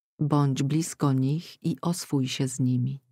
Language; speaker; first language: Polish; native; Polish